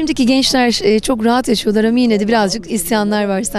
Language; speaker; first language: Turkish; native; Turkish